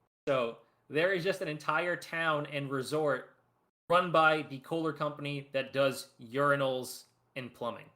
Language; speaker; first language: English; native; English